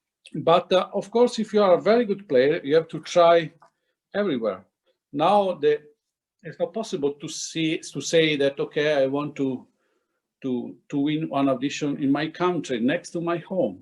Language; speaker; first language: English; non-native, fluent; Italian